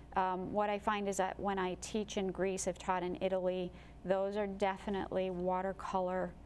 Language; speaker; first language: English; native; English